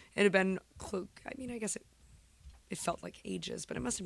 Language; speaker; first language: English; native; English